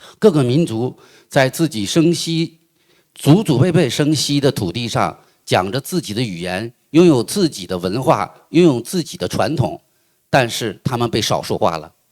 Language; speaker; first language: Chinese; native; Chinese